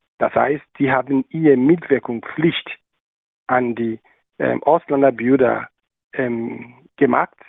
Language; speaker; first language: German; non-native, learner; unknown